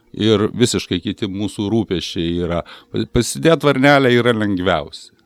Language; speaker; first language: Lithuanian; native; Lithuanian